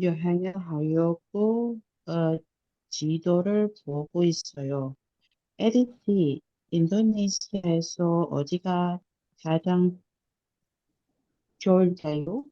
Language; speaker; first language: Korean; non-native, learner; Indonesian